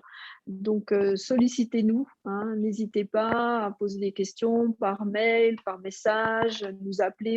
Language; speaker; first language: French; native; French